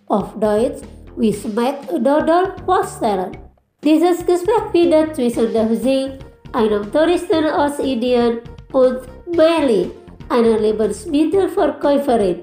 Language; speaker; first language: German; non-native, fluent; Indonesian